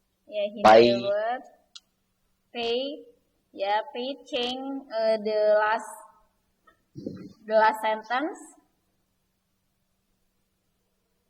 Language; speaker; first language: English; non-native, learner; Indonesian